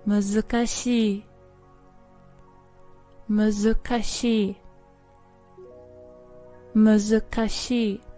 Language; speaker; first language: Japanese; non-native, fluent; English